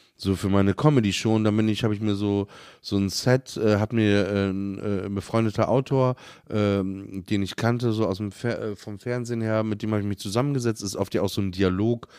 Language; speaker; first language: German; native; German